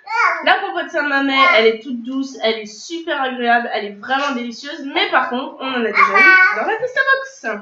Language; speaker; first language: French; native; French